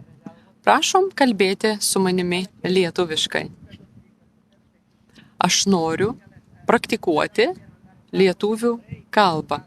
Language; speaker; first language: Lithuanian; non-native, learner; Russian